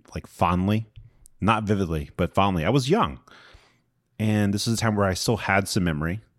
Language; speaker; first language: English; native; English